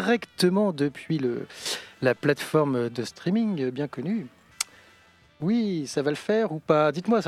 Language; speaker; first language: French; native; French